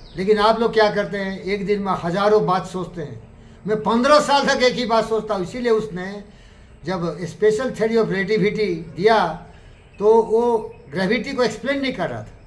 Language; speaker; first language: Hindi; native; Hindi